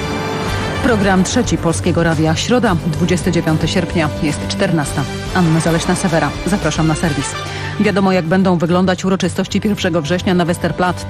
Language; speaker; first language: Polish; native; Polish